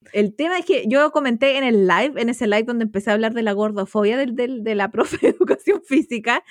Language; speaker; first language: Spanish; native; Spanish